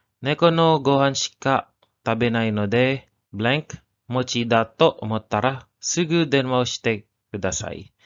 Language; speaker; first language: Japanese; non-native, learner; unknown